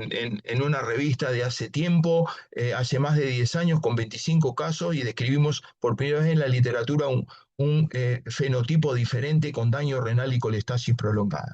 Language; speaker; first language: Spanish; native; Spanish